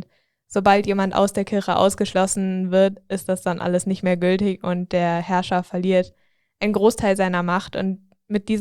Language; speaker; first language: German; native; German